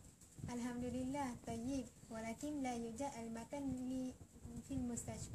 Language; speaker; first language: Arabic; non-native, learner; Malay